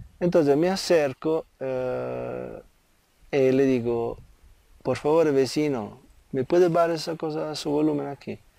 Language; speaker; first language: Spanish; non-native, fluent; Italian